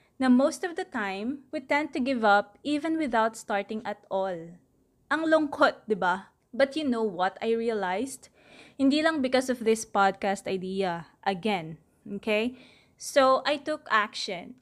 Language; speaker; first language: English; non-native, local second language; Filipino